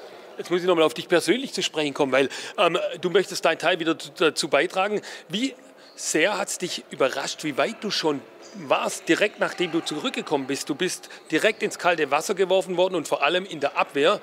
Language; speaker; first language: German; native; German